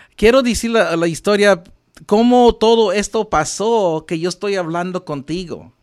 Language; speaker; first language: Spanish; early bilingual, heritage; Spanish